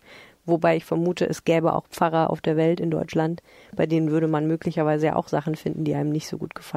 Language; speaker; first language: German; native; German